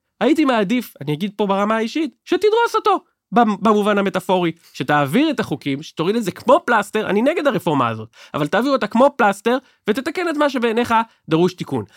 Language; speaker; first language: Hebrew; native; Hebrew